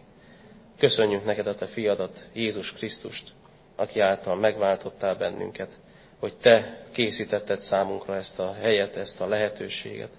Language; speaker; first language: Hungarian; native; Hungarian